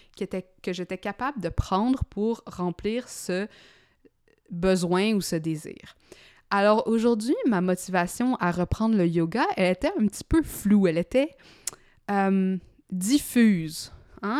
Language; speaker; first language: French; native; French